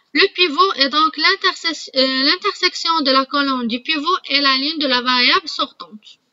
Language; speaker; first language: French; non-native, local second language; Arabic